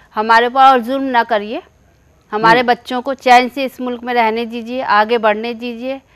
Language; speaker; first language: Hindi; native; Hindi